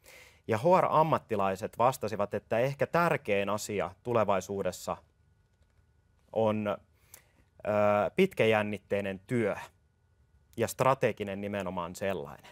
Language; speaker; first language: Finnish; native; Finnish